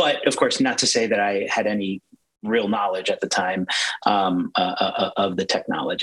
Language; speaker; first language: English; native; English